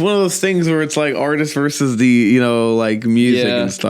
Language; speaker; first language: English; native; English